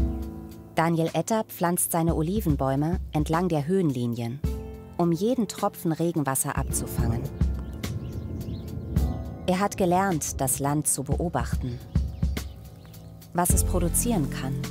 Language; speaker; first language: German; native; German